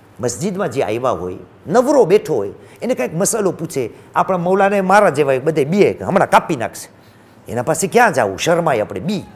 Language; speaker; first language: Gujarati; early bilingual, heritage; Gujarati